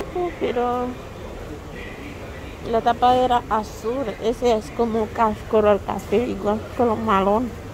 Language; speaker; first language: Spanish; non-native, fluent; Haitian Creole